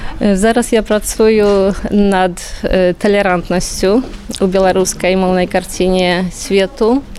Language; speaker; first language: Belarusian; non-native, fluent; Polish